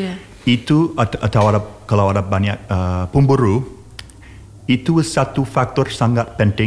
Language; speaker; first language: Indonesian; non-native, learner; English